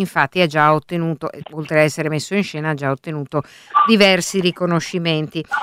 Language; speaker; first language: Italian; native; Italian